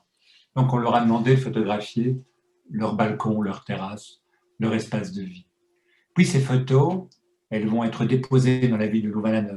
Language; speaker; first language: French; native; French